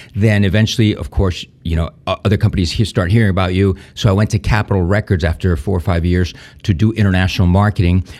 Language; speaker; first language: English; non-native, fluent; Spanish